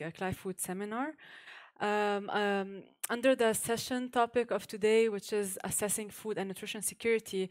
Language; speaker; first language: English; non-native, fluent; Arabic